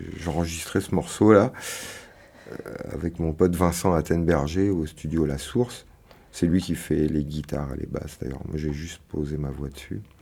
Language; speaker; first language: French; native; French